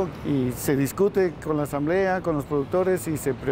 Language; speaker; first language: Spanish; native; Spanish